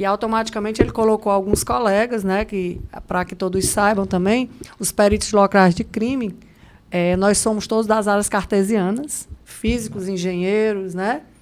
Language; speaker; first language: Portuguese; native; Portuguese